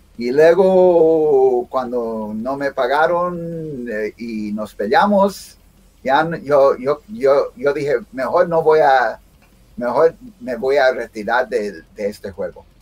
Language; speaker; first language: Spanish; early bilingual, heritage; Spanish